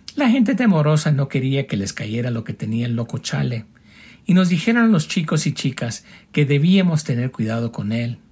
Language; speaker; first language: Spanish; early bilingual, heritage; Spanish